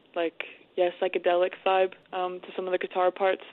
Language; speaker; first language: English; native; English